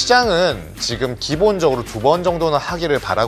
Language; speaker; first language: Korean; native; Korean